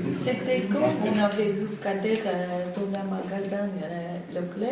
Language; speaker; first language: French; non-native, learner; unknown